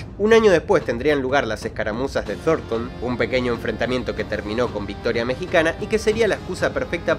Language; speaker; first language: Spanish; native; Spanish